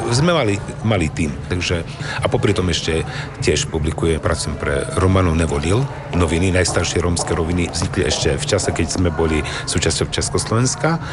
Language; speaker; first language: Slovak; non-native, local second language; Romany